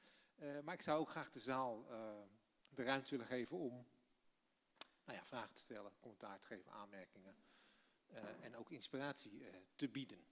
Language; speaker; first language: Dutch; native; Dutch